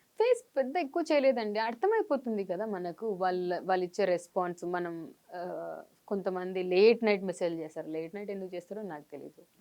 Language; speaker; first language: Telugu; native; Telugu